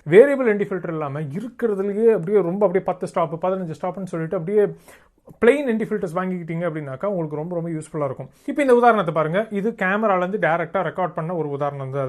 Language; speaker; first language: Tamil; native; Tamil